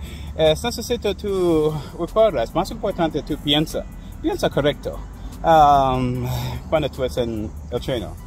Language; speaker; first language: Spanish; non-native, learner; English